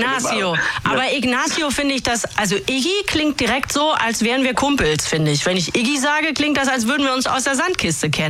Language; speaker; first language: German; native; German